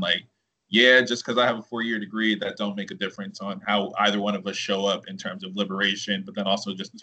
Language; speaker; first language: English; native; English